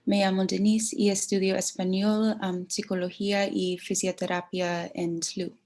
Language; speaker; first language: Spanish; non-native, learner; English